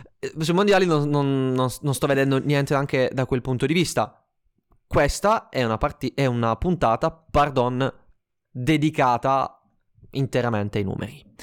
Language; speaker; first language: Italian; native; Italian